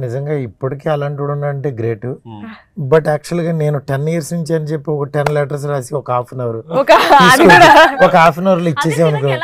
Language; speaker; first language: Telugu; native; Telugu